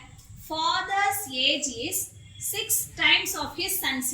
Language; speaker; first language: English; non-native, local second language; Tamil